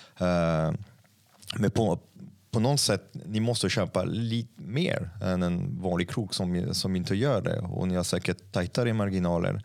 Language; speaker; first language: Swedish; non-native, fluent; French